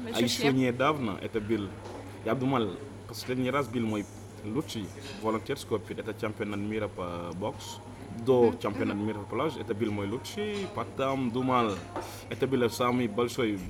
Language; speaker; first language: Russian; non-native, learner; Wolof